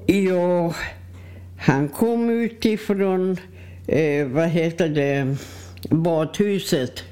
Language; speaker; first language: Swedish; non-native, fluent; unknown